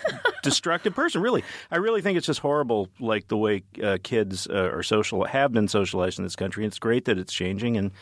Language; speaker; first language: English; native; English